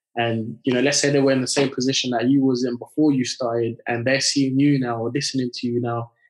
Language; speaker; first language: English; early bilingual, other home language; French